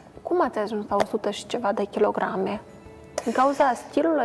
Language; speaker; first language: Romanian; native; Romanian